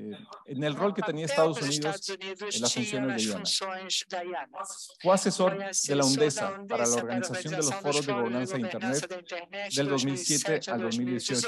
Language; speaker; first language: Spanish; native; Spanish